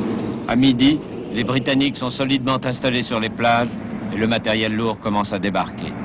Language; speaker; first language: French; native; French